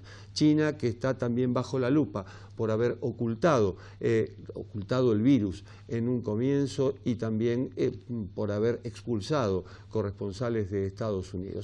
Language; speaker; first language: Spanish; native; Spanish